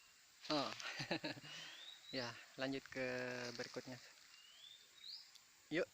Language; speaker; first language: Indonesian; native; Indonesian